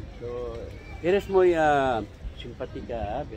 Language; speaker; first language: Spanish; non-native, learner; Filipino